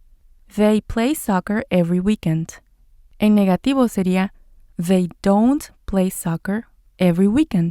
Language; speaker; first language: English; non-native, fluent; Spanish